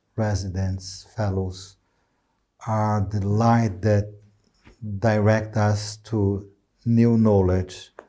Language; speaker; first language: English; non-native, fluent; Portuguese